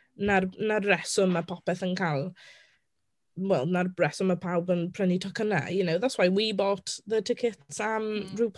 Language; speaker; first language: Welsh; non-native, local second language; English